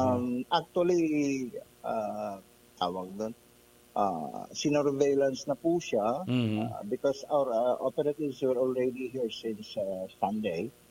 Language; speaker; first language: English; non-native, local second language; Bikol